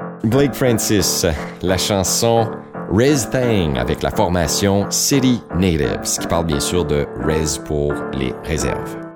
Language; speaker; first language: French; native; French